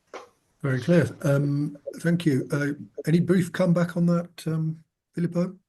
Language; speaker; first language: English; native; English